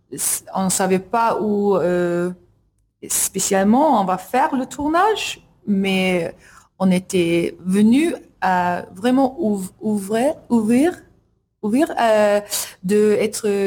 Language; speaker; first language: French; non-native, learner; English